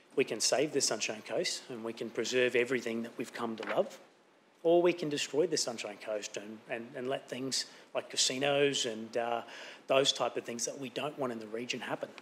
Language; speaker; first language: English; native; English